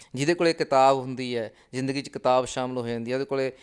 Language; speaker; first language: Punjabi; native; Punjabi